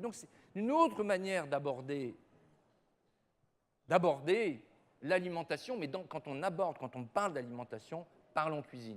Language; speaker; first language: French; native; French